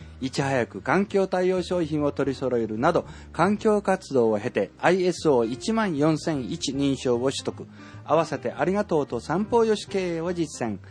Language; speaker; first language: Japanese; native; Japanese